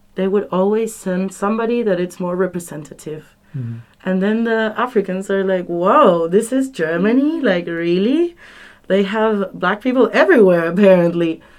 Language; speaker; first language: English; non-native, fluent; Spanish